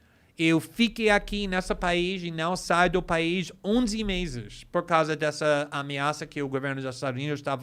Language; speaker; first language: Portuguese; non-native, fluent; English